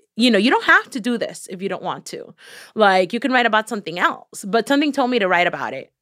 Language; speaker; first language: English; early bilingual, other home language; Spanish